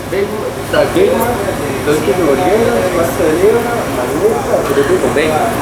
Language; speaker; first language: Spanish; native; Spanish